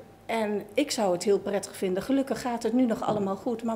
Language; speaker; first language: Dutch; native; Dutch